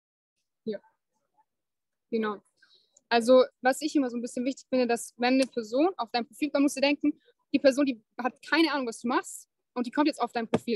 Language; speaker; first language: German; native; German